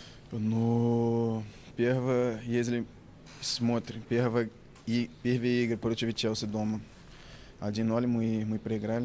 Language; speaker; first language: Russian; non-native, fluent; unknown